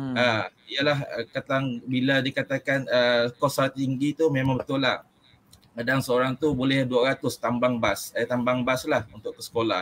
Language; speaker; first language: Malay; native; Malay